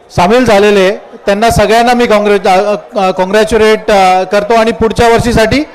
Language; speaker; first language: Marathi; native; Marathi